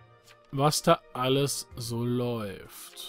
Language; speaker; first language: German; native; German